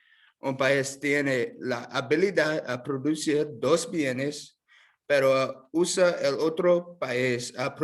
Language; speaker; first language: Spanish; non-native, learner; English